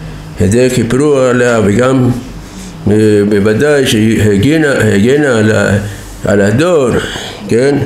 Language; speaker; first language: Hebrew; non-native, fluent; Persian